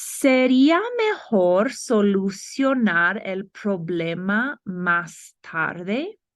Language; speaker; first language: Spanish; non-native, fluent; English